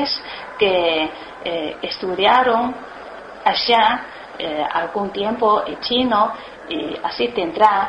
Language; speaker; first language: Spanish; non-native, learner; Chinese